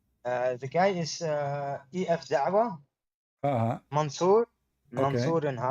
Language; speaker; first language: English; non-native, fluent; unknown